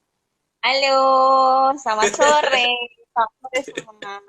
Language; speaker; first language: Indonesian; native; Indonesian